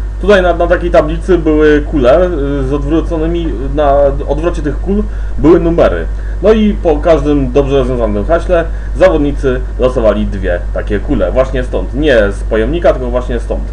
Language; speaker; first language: Polish; native; Polish